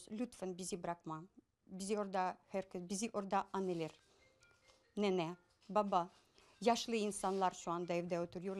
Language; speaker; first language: Turkish; non-native, learner; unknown